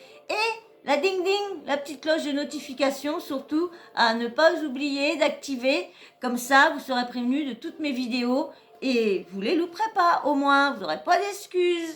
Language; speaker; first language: French; native; French